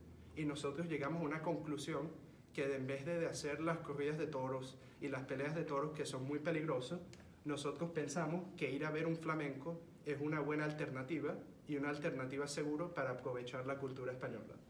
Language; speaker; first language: Spanish; early bilingual, heritage; Spanish